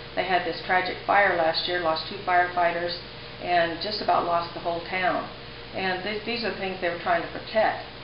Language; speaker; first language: English; native; English